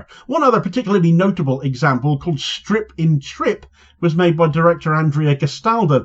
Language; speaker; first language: English; native; English